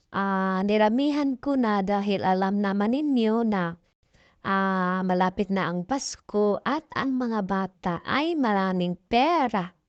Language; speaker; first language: Filipino; non-native, local second language; Cebuano